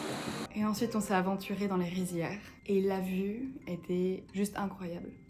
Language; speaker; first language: French; native; French